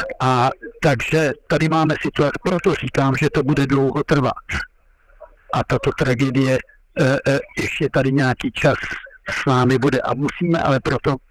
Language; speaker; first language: Czech; non-native, fluent; French